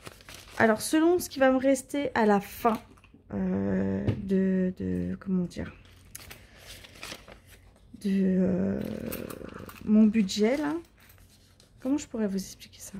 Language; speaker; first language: French; native; French